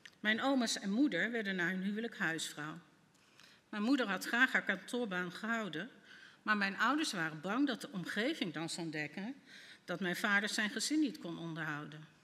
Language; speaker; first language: Dutch; native; Dutch